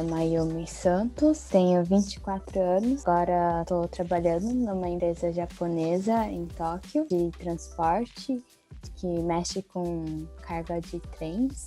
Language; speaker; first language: Portuguese; early bilingual, heritage; Portuguese